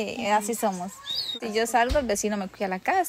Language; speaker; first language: Spanish; native; Spanish